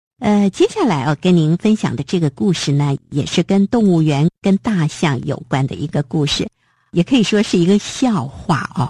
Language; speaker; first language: Chinese; native; Chinese